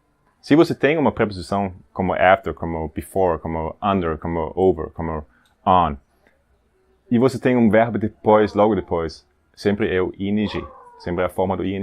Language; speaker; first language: Portuguese; non-native, fluent; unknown